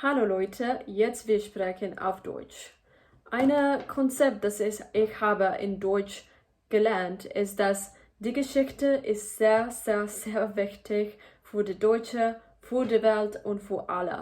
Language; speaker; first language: German; non-native, learner; Spanish